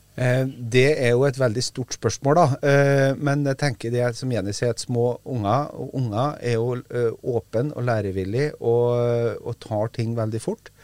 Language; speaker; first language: Norwegian; native; Norwegian